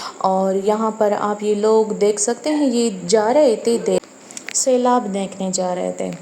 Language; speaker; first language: Urdu; non-native, local second language; Pashto